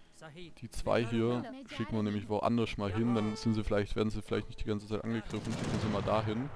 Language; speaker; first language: German; native; German